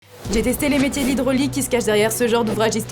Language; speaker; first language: French; native; French